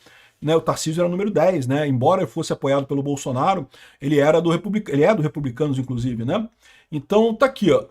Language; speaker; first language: Portuguese; native; Portuguese